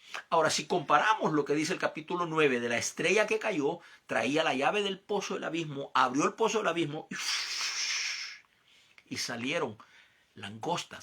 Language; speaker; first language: Spanish; native; Spanish